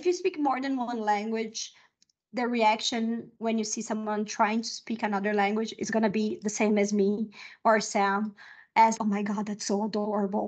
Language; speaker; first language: English; non-native, fluent; Portuguese